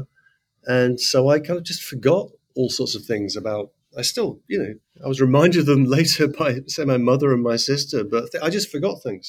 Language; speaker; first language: English; native; English